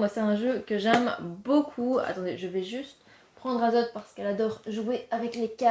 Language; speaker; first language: French; native; French